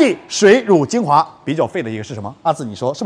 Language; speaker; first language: Chinese; native; Chinese